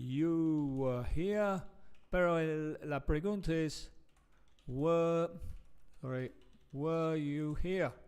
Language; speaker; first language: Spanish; non-native, fluent; English